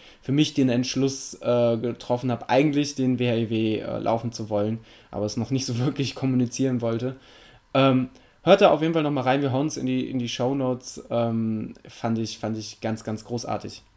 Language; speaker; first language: German; native; German